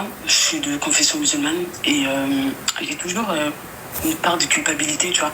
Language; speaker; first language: French; native; French